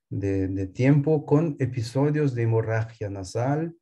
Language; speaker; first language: Spanish; non-native, fluent; Portuguese